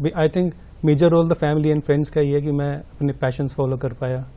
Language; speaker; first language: Hindi; native; Hindi